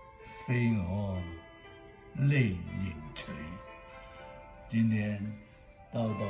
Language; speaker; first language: Chinese; non-native, local second language; Cantonese